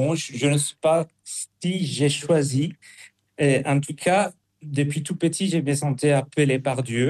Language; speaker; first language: French; non-native, fluent; Spanish